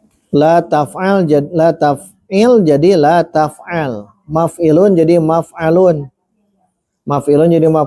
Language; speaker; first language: Arabic; non-native, local second language; Indonesian